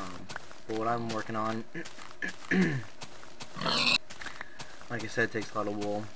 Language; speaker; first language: English; native; English